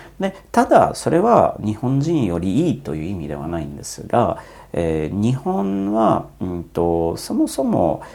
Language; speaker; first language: Japanese; non-native, fluent; Polish